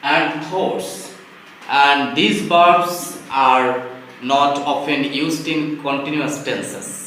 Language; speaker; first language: English; non-native, local second language; Bangla